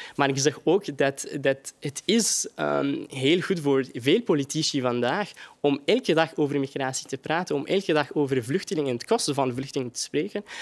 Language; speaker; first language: Dutch; non-native, fluent; Arabic